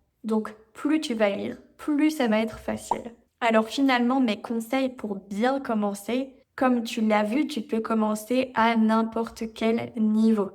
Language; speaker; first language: French; native; French